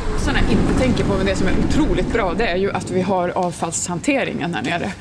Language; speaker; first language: Swedish; native; Swedish